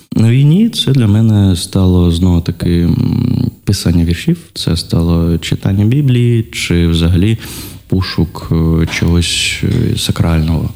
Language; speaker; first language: Ukrainian; non-native, local second language; Russian